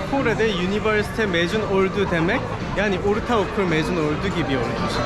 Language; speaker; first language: Turkish; non-native, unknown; Korean